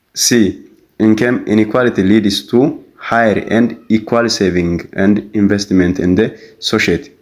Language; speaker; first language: English; non-native, local second language; Amharic